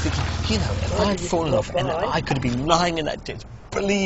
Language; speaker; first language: English; native; English